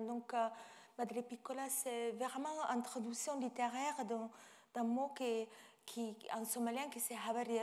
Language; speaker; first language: French; non-native, fluent; Italian